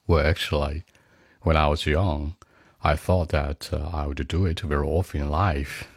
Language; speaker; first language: English; non-native, learner; Chinese